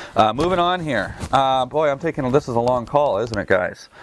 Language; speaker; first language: English; native; English